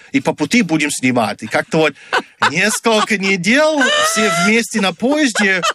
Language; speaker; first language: Russian; non-native, fluent; English